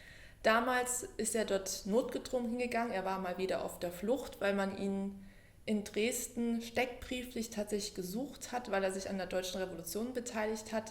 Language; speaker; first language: German; native; German